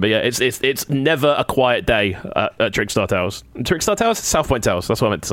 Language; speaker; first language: English; native; English